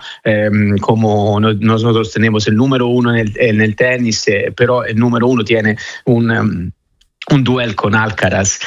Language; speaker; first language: Spanish; non-native, fluent; Italian